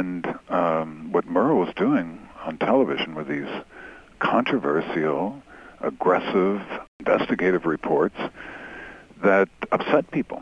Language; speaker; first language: English; native; English